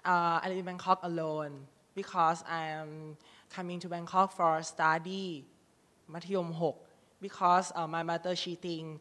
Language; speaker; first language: English; non-native, learner; Thai